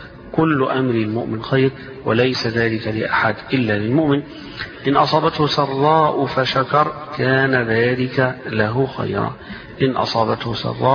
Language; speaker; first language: Arabic; native; Arabic